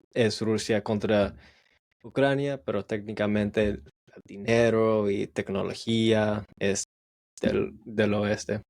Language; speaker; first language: Spanish; non-native, learner; English